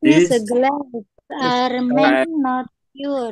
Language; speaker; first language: English; non-native, learner; Indonesian